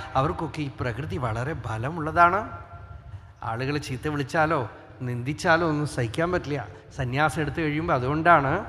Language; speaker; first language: Malayalam; non-native, local second language; Tamil